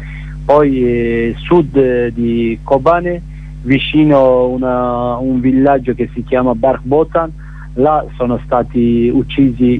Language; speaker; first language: Italian; non-native, learner; Kurdish